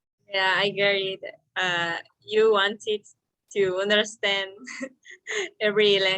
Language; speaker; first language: English; non-native, learner; Spanish